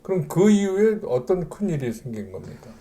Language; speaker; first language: Korean; native; Korean